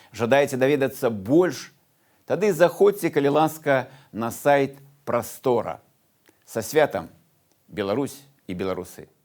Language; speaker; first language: Belarusian; non-native, local second language; Russian